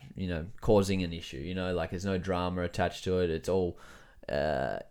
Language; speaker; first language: English; native; English